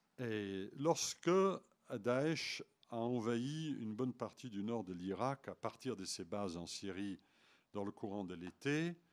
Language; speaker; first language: French; native; French